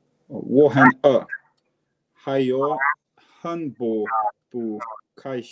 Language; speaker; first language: Chinese; non-native, learner; English